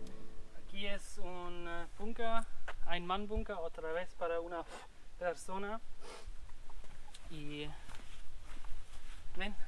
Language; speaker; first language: Spanish; non-native, learner; German